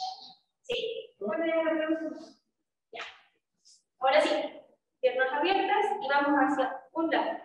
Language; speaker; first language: Spanish; native; Spanish